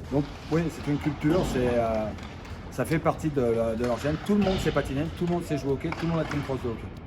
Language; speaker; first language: French; native; French